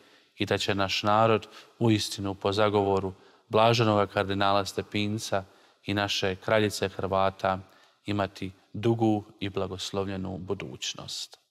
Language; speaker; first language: Croatian; native; Croatian